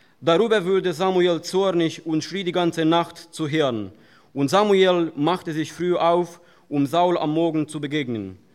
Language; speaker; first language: German; non-native, fluent; Russian